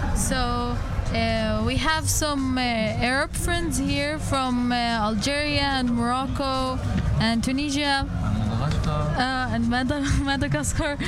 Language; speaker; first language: English; non-native, fluent; Arabic